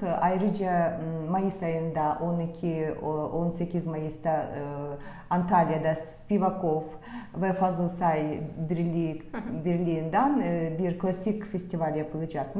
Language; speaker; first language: Turkish; non-native, fluent; Russian